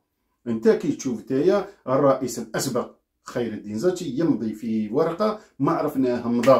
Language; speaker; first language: Arabic; native; Arabic